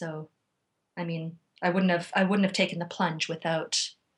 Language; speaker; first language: English; native; English